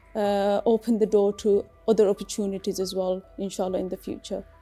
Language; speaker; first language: English; native; English